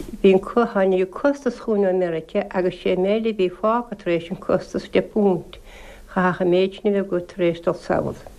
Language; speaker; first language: Irish; native; Irish